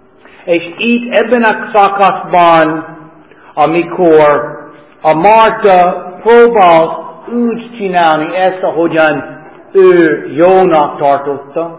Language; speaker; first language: Hungarian; non-native, learner; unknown